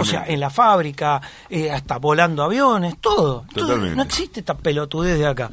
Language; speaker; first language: Spanish; native; Spanish